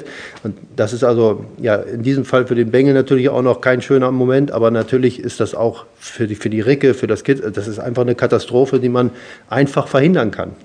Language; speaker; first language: German; native; German